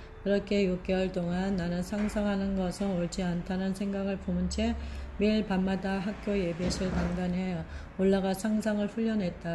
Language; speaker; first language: Korean; native; Korean